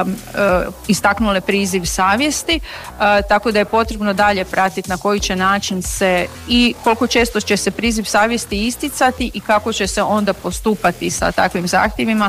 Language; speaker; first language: Serbian; native; Serbian